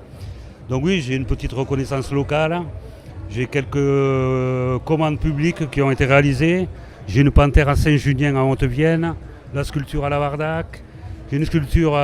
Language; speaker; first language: French; native; French